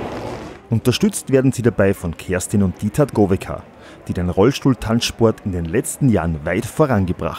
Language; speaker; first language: German; native; German